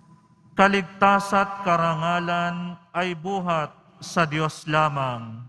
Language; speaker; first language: Filipino; native; Filipino